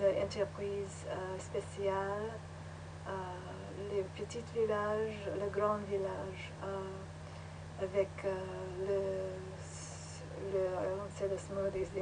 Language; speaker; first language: French; non-native, learner; English